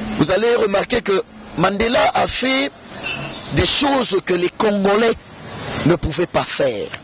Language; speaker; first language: French; non-native, local second language; Lingala